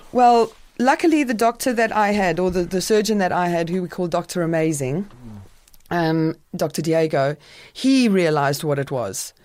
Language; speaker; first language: English; native; English